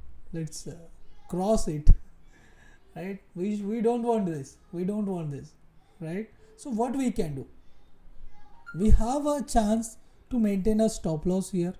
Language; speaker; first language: English; non-native, local second language; Hindi